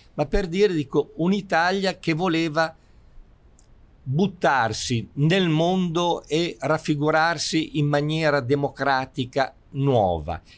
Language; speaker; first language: Italian; native; Italian